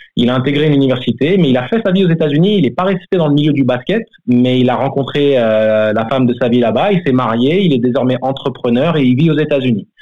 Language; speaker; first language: French; native; French